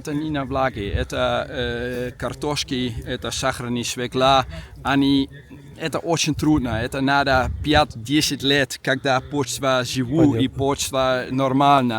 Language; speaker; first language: Russian; non-native, learner; Dutch